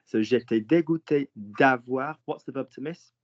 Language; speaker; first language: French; non-native, fluent; English